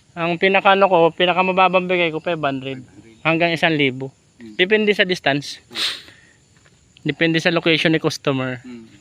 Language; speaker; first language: Filipino; native; Filipino